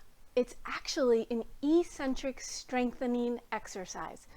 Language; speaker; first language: English; native; English